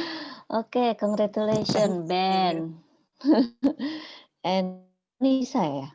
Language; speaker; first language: English; non-native, learner; Indonesian